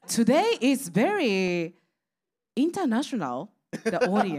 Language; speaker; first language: English; non-native, learner; Japanese